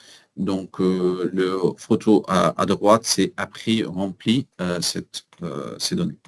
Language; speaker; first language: French; non-native, learner; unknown